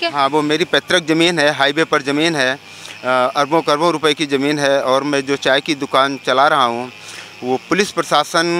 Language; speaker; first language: Hindi; native; Hindi